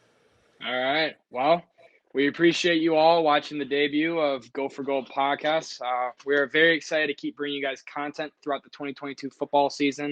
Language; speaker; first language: English; native; English